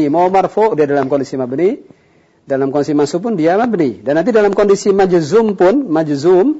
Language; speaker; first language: Indonesian; native; Indonesian